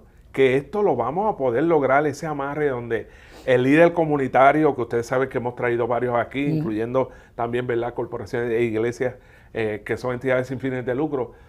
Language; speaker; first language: Spanish; native; Spanish